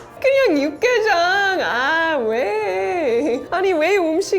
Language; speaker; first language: Korean; non-native, learner; English